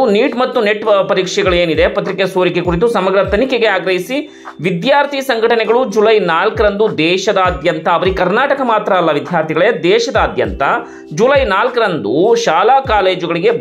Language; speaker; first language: Kannada; native; Kannada